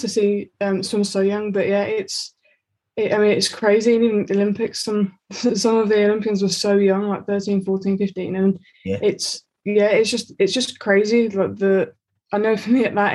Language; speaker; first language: English; native; English